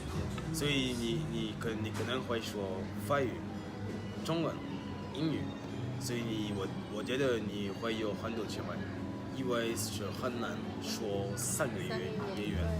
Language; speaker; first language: Chinese; non-native, learner; French